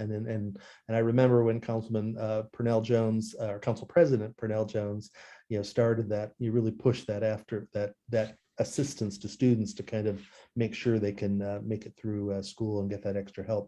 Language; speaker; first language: English; native; English